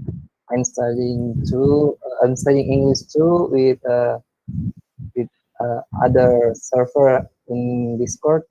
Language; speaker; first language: English; non-native, learner; Indonesian